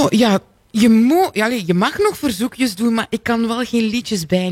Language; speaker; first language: Dutch; native; Dutch